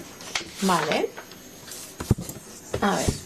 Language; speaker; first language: Spanish; non-native, fluent; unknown